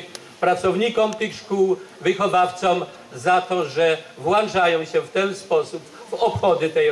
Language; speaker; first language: Polish; native; Polish